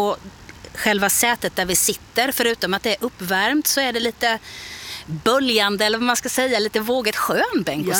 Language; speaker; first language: Swedish; native; Swedish